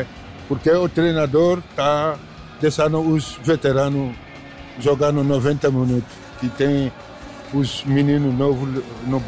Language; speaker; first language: Portuguese; non-native, fluent; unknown